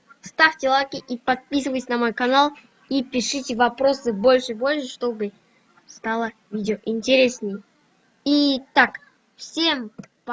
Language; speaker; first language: Russian; non-native, local second language; Kazakh